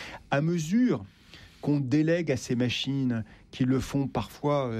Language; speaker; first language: French; native; French